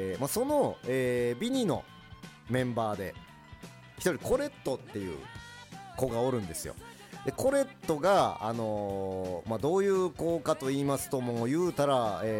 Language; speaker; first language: Japanese; early bilingual, other home language; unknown